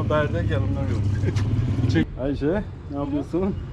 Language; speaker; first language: Turkish; non-native, learner; Persian